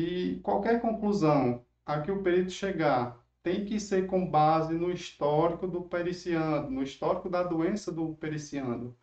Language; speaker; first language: Portuguese; native; Portuguese